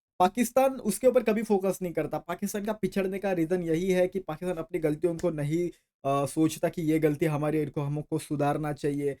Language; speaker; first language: Hindi; native; Hindi